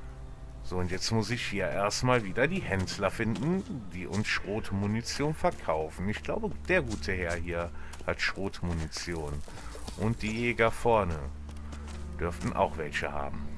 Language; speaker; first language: German; native; German